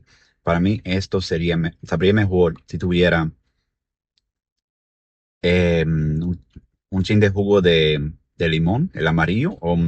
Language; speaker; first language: Spanish; early bilingual, heritage; Spanish